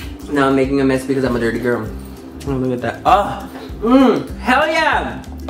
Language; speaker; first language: English; early bilingual, other home language; Spanish